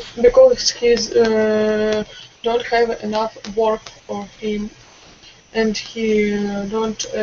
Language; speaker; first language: English; non-native, learner; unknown